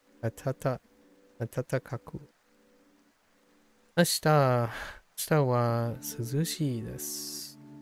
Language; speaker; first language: Japanese; non-native, learner; English